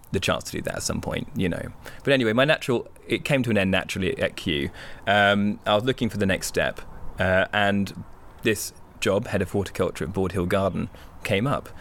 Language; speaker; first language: English; native; English